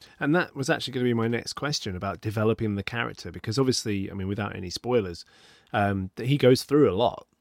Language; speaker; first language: English; native; English